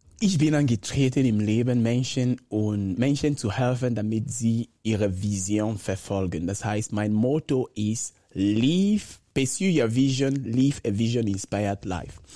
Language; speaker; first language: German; non-native, fluent; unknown